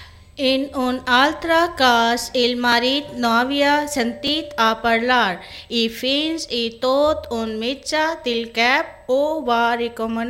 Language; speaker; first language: Catalan; non-native, learner; Spanish